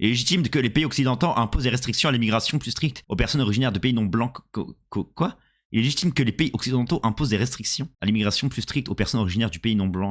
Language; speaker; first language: French; native; French